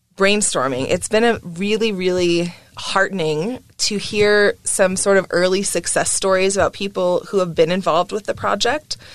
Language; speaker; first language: English; native; English